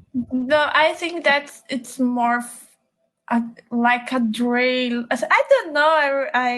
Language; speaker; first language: English; non-native, learner; Portuguese